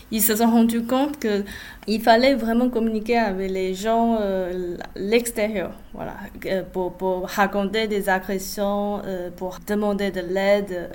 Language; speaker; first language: French; non-native, fluent; Chinese